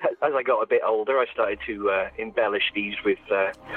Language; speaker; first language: English; native; English